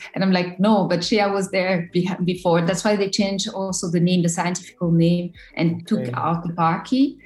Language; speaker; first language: English; non-native, fluent; French